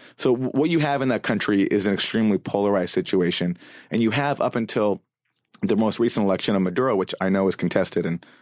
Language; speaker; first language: English; native; English